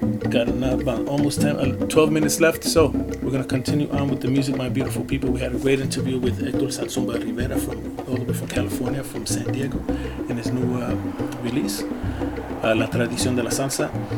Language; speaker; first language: English; early bilingual, other home language; Spanish